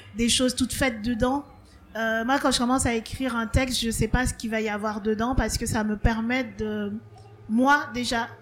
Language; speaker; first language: French; native; French